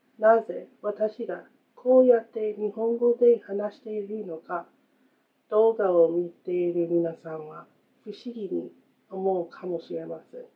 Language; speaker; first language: Japanese; non-native, fluent; English